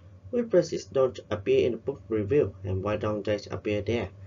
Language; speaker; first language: English; non-native, fluent; Vietnamese